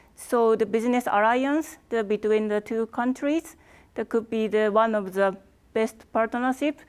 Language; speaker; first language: English; non-native, fluent; Japanese